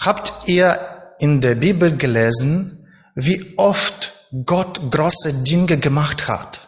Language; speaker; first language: German; non-native, learner; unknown